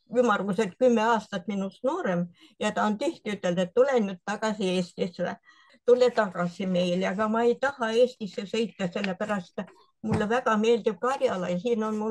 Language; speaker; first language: Estonian; native; Estonian